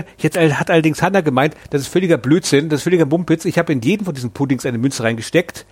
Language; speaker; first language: German; native; German